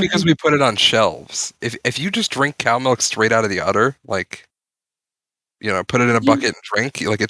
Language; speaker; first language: English; native; English